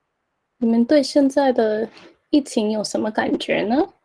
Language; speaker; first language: Chinese; early bilingual, heritage; Chinese